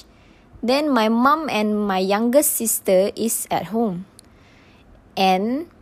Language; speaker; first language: English; non-native, local second language; Malay